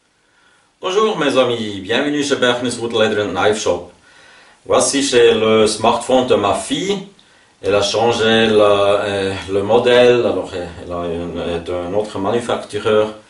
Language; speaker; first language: French; non-native, local second language; German